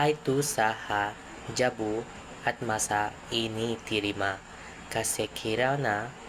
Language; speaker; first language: Indonesian; non-native, learner; Filipino